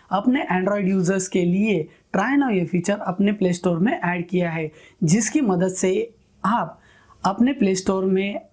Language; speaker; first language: Hindi; non-native, local second language; Marathi